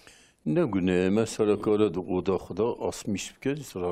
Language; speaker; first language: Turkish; non-native, local second language; Kurdish